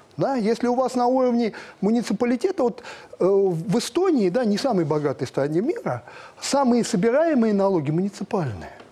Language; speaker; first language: Russian; native; Russian